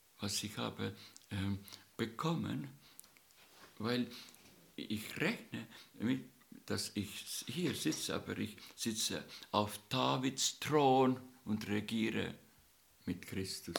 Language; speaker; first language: German; non-native, learner; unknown